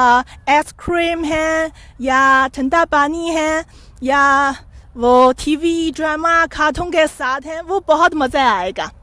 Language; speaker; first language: Hindi; non-native, fluent; Chinese